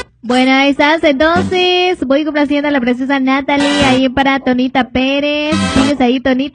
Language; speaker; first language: Spanish; native; Spanish